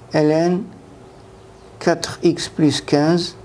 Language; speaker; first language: French; non-native, local second language; Arabic